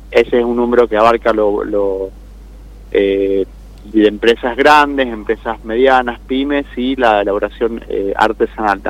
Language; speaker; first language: Spanish; native; Spanish